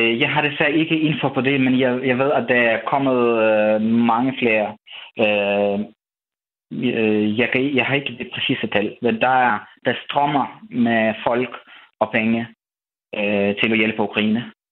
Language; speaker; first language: Danish; non-native, fluent; Ukrainian